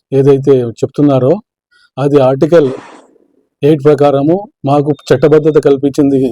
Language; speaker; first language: Telugu; non-native, local second language; Lambadi